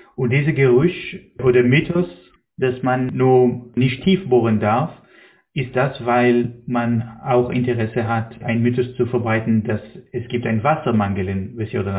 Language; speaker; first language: German; non-native, fluent; Hebrew